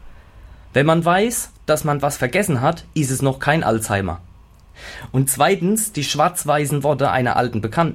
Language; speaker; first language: German; native; German